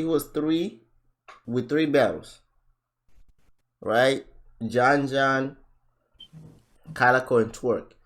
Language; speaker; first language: English; native; English